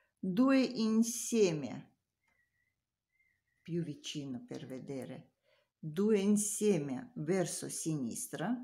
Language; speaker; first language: Italian; non-native, learner; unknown